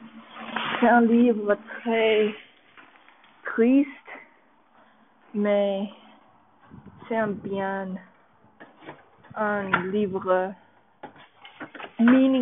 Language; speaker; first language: French; non-native, learner; English